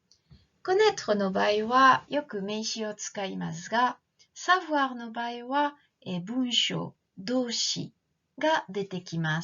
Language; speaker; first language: Japanese; non-native, fluent; French